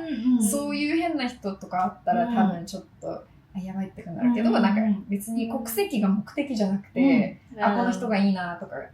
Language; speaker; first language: Japanese; non-native, fluent; English